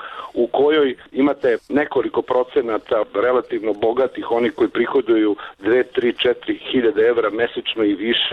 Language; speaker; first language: Serbian; native; Serbian